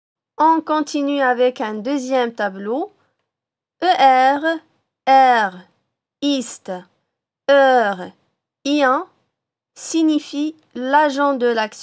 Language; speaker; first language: French; non-native, local second language; Arabic